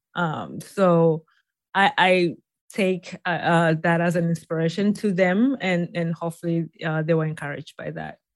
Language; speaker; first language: English; non-native, local second language; Swahili